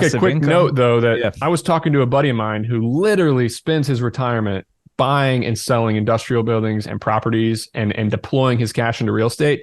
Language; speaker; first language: English; native; English